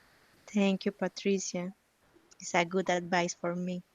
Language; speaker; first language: English; non-native, learner; Spanish